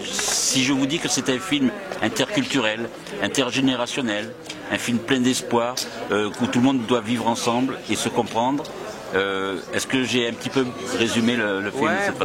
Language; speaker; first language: French; native; French